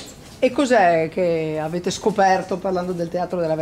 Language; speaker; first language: Italian; native; Italian